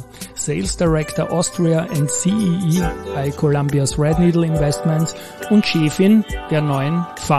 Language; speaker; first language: German; native; German